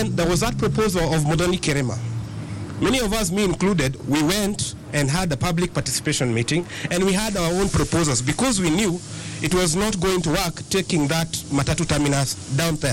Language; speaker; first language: English; non-native, local second language; Kikuyu